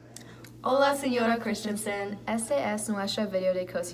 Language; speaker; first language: Spanish; non-native, learner; English